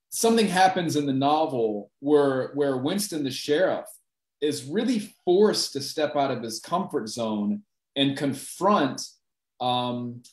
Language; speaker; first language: English; native; English